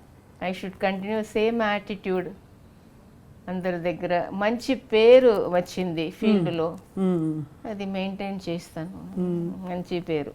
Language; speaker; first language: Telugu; non-native, local second language; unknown